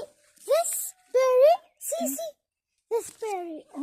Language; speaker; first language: English; non-native, learner; Arabic